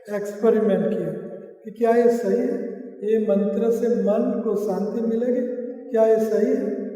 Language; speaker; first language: Hindi; non-native, local second language; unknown